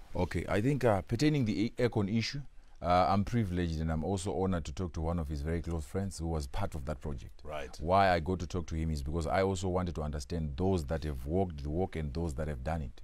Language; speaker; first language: English; non-native, local second language; Shona